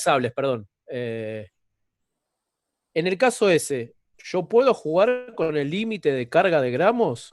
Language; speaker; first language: Spanish; native; Spanish